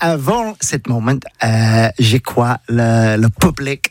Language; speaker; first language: French; non-native, learner; English